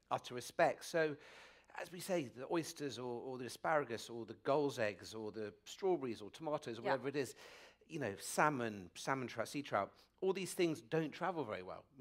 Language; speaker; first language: English; native; English